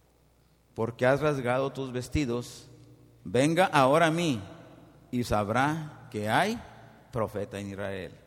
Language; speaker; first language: Spanish; native; Spanish